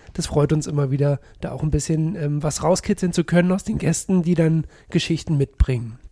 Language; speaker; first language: German; native; German